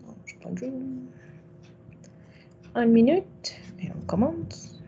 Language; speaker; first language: French; non-native, fluent; Spanish